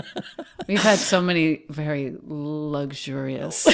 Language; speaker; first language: English; native; English